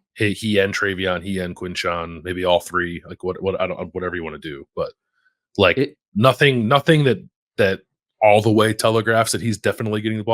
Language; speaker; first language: English; native; English